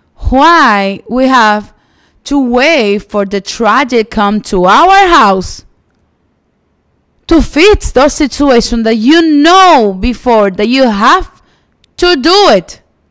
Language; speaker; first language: English; non-native, fluent; Spanish